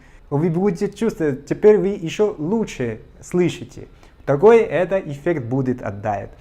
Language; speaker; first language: Russian; non-native, learner; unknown